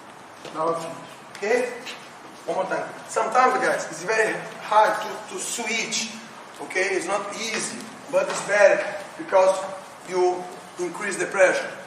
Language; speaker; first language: English; non-native, learner; Portuguese